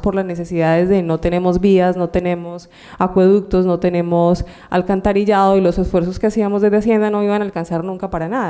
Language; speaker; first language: Spanish; native; Spanish